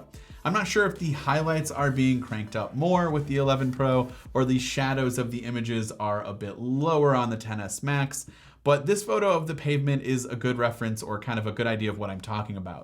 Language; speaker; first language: English; native; English